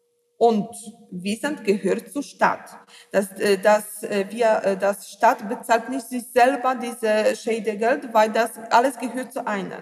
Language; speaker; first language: German; non-native, learner; Polish